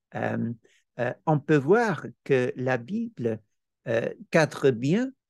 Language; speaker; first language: French; non-native, fluent; English